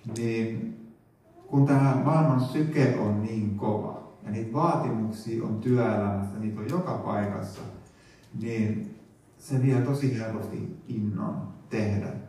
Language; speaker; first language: Finnish; native; Finnish